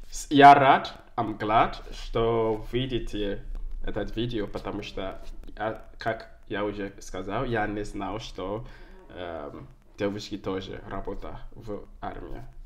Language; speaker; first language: Russian; non-native, learner; English